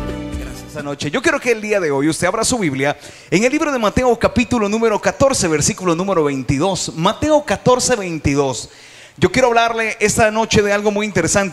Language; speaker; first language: Spanish; native; Spanish